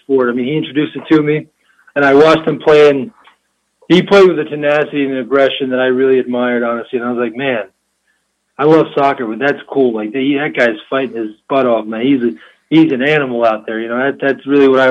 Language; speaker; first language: English; early bilingual, other home language; Albanian